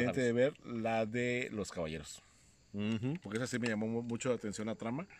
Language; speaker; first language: Spanish; native; Spanish